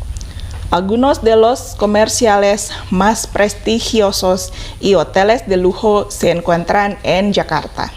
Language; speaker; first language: Spanish; non-native, fluent; Indonesian